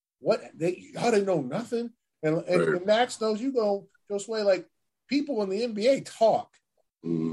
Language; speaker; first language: English; native; English